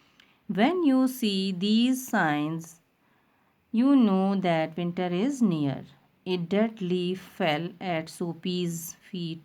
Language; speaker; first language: English; non-native, local second language; Hindi